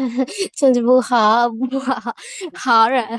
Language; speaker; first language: Chinese; non-native, learner; Urdu